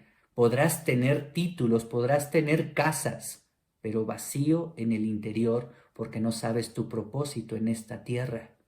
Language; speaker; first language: Spanish; native; Spanish